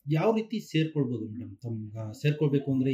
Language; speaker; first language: Kannada; native; Kannada